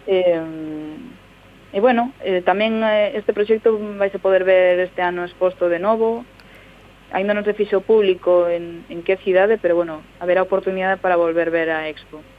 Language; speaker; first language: Galician; native; Galician